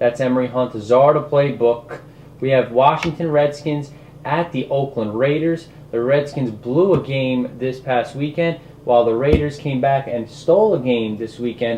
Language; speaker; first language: English; native; English